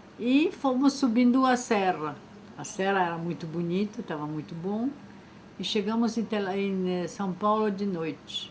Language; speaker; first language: Portuguese; non-native, fluent; French